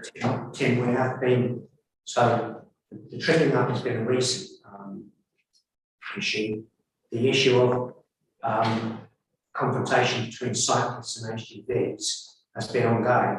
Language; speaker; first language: English; native; English